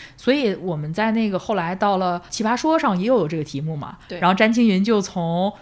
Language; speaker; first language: Chinese; native; Chinese